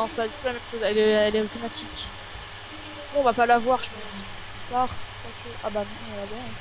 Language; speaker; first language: French; native; French